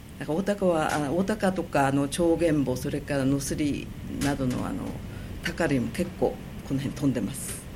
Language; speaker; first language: Japanese; native; Japanese